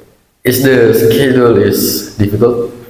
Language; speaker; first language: English; non-native, learner; Indonesian